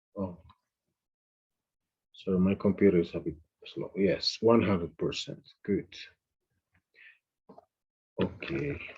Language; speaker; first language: English; non-native, fluent; Spanish